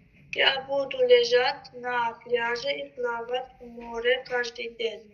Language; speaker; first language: Russian; non-native, learner; Azerbaijani